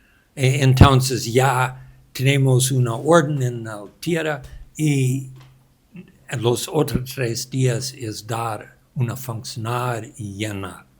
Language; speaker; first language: Spanish; non-native, learner; English